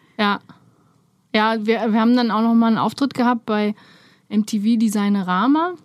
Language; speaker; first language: German; early bilingual, other home language; Romanian